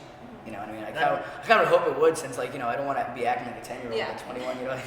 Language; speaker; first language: English; native; English